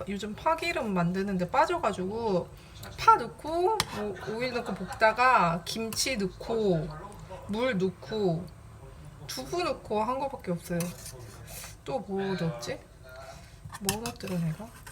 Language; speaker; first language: Korean; native; Korean